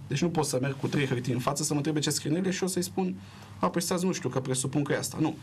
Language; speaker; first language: Romanian; native; Romanian